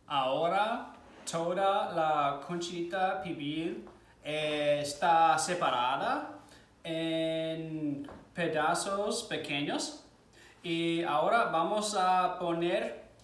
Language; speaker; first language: Spanish; non-native, fluent; English